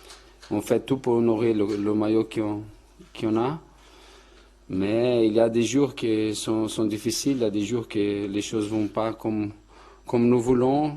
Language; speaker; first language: French; non-native, fluent; Portuguese